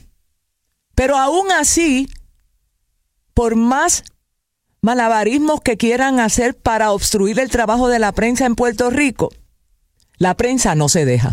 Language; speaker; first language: Spanish; native; Spanish